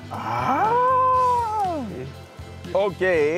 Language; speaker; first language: Korean; non-native, fluent; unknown